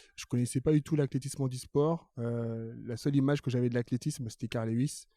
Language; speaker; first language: French; early bilingual, other home language; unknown